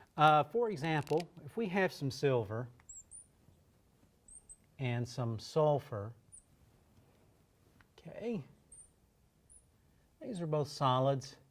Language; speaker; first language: English; native; English